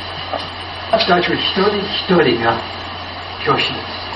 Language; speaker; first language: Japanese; non-native, learner; English